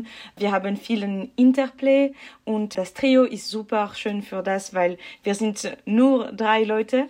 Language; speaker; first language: German; non-native, local second language; French